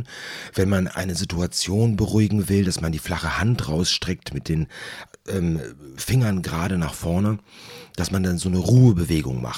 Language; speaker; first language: German; native; German